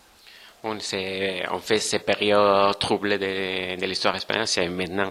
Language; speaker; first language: French; non-native, fluent; Spanish